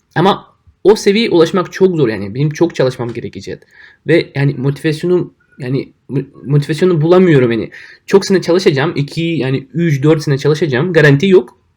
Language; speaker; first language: Turkish; non-native, fluent; Russian